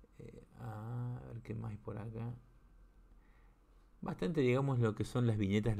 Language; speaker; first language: Spanish; native; Spanish